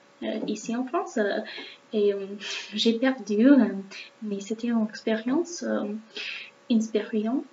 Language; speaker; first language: French; non-native, learner; English